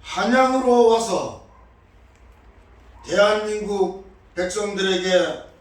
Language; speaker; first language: Korean; native; Korean